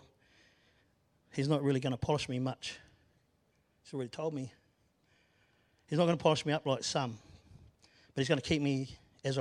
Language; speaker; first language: English; native; English